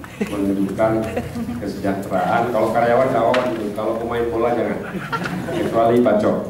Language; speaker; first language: Indonesian; non-native, local second language; Madurese